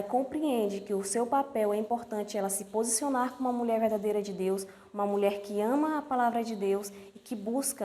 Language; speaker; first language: Portuguese; native; Portuguese